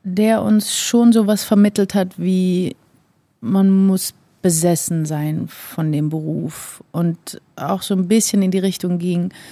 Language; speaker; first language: German; native; German